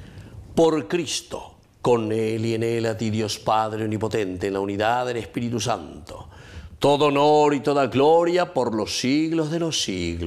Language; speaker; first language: Spanish; native; Spanish